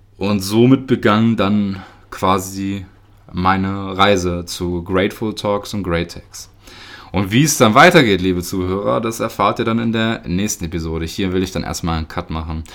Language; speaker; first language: German; early bilingual, other home language; Russian